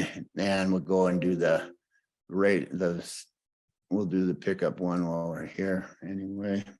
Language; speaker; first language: English; native; English